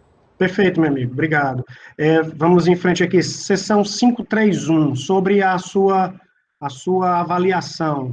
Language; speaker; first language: Portuguese; native; Portuguese